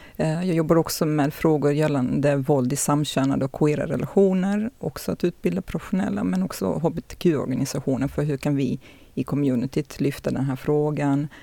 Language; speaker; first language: Swedish; native; Swedish